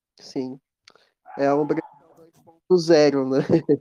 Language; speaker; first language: Portuguese; native; Portuguese